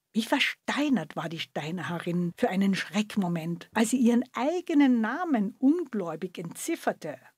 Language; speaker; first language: German; native; German